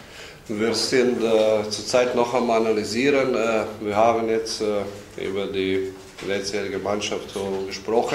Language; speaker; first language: German; non-native, fluent; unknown